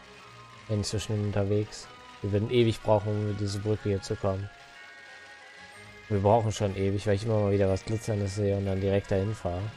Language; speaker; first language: German; native; German